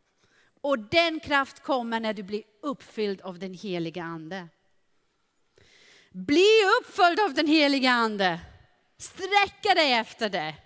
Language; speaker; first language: Swedish; non-native, fluent; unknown